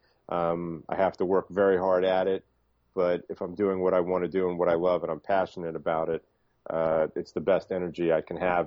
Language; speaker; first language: English; native; English